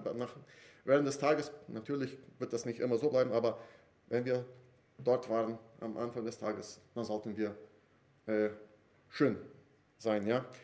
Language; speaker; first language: German; non-native, fluent; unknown